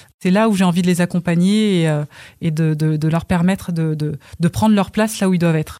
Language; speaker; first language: French; early bilingual, other home language; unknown